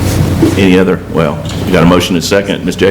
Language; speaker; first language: English; native; English